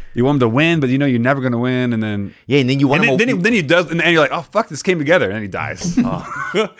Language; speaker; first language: English; native; English